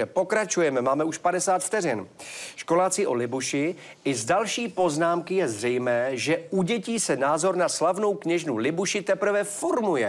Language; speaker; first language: Czech; native; Czech